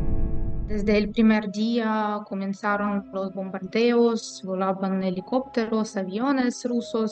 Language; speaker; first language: Spanish; non-native, fluent; Ukrainian